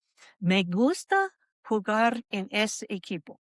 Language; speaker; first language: Spanish; non-native, learner; English